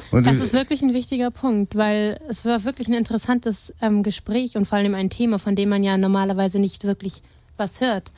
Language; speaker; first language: German; native; German